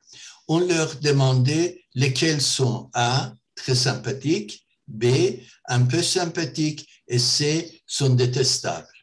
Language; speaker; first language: French; non-native, fluent; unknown